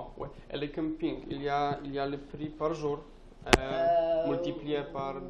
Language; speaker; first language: French; non-native, learner; Polish